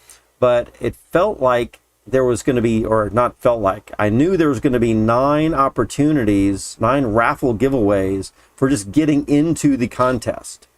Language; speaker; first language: English; native; English